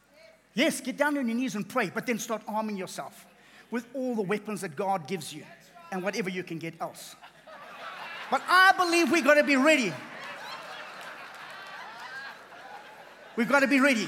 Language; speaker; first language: English; native; English